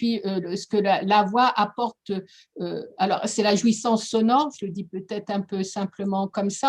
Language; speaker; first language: French; native; French